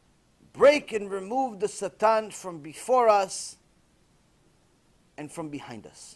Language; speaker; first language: English; native; English